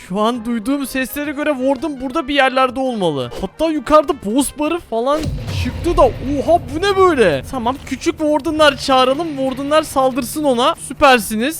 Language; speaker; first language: Turkish; native; Turkish